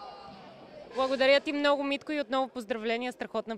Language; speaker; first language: Bulgarian; native; Bulgarian